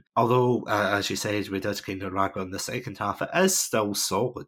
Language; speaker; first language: English; native; English